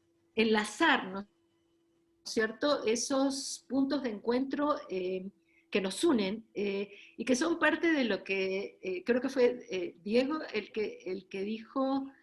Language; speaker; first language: Spanish; native; Spanish